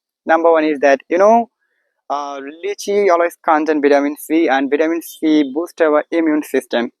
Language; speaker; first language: English; non-native, local second language; Bangla